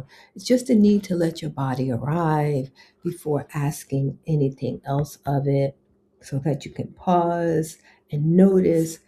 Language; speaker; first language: English; native; English